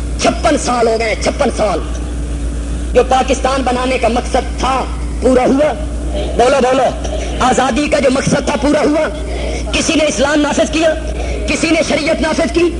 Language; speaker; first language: Urdu; non-native, local second language; Punjabi